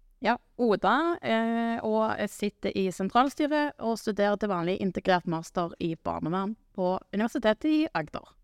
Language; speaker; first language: Norwegian; native; Norwegian